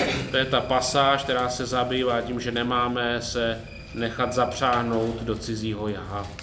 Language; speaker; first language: Czech; native; Czech